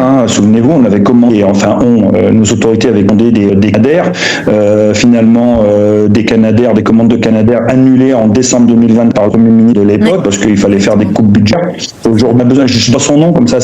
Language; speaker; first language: French; native; French